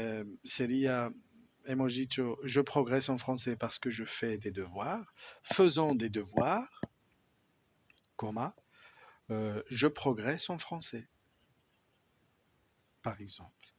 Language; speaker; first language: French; non-native, fluent; Spanish